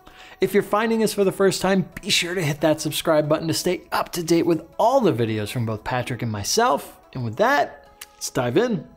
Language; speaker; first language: English; native; English